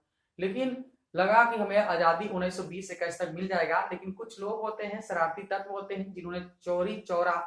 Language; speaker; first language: Hindi; native; Hindi